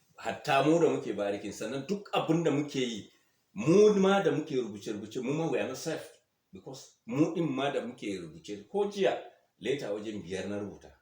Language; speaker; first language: Hausa; non-native, local second language; Fula